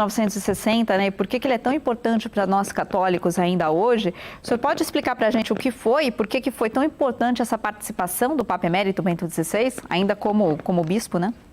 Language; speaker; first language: Portuguese; native; Portuguese